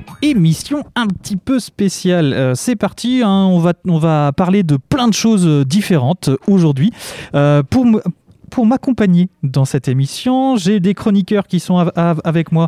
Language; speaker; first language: French; native; French